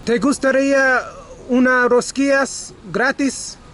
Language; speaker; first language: Spanish; non-native, learner; English